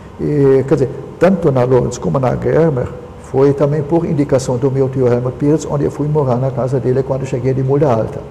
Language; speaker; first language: Portuguese; non-native, local second language; German